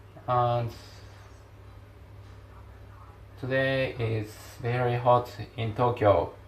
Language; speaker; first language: English; non-native, learner; Japanese